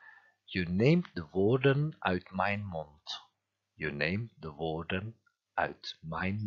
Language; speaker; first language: Dutch; non-native, fluent; Turkish